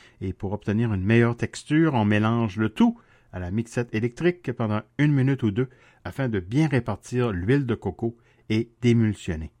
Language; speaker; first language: French; native; French